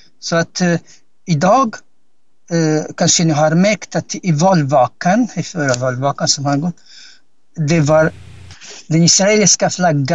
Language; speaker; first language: Swedish; non-native, fluent; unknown